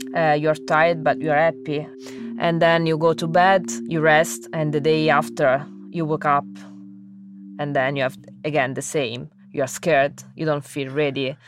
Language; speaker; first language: English; non-native, fluent; Italian